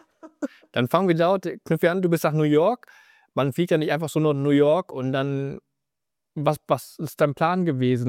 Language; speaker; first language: German; native; German